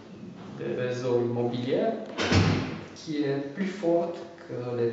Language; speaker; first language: French; non-native, fluent; Romanian